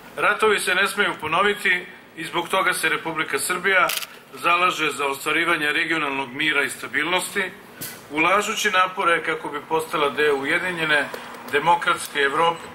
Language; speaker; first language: Serbian; native; Serbian